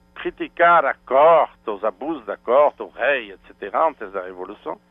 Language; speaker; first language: Portuguese; non-native, fluent; French